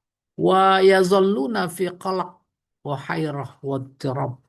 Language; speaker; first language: Arabic; non-native, fluent; Indonesian